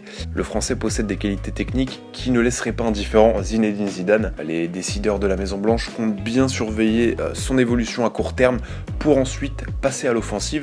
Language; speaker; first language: French; native; French